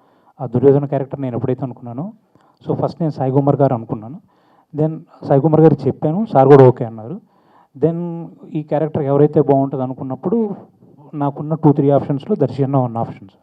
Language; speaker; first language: Telugu; native; Telugu